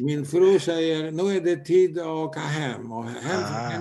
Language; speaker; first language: Swedish; non-native, fluent; Polish